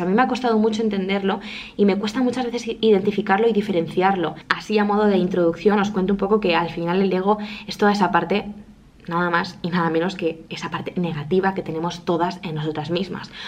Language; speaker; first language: Spanish; native; Spanish